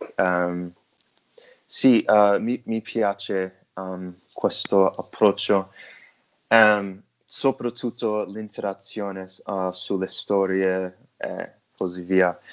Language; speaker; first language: Italian; non-native, learner; English